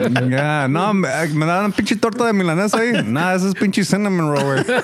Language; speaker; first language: Spanish; early bilingual, heritage; Spanish